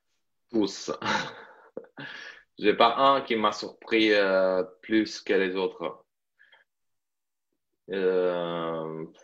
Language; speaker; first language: French; non-native, fluent; Italian